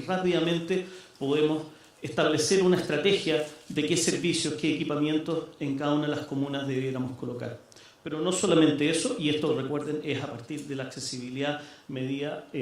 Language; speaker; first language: Spanish; native; Spanish